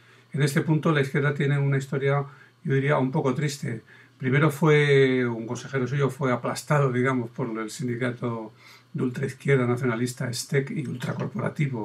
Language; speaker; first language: Spanish; native; Spanish